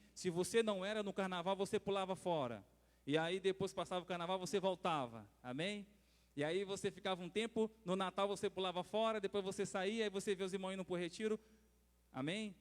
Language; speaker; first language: Portuguese; native; Portuguese